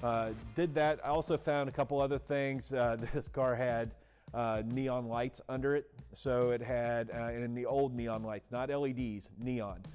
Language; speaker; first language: English; native; English